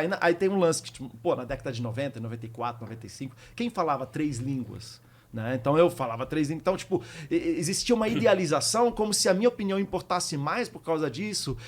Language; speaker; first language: Portuguese; early bilingual, heritage; Portuguese